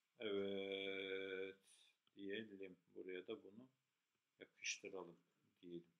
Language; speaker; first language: Turkish; native; Turkish